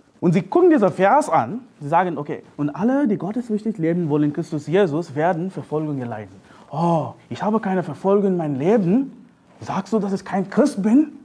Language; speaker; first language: German; non-native, fluent; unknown